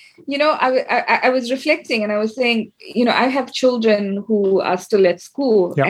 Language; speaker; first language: English; native; English